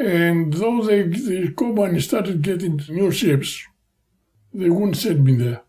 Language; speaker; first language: English; non-native, fluent; Greek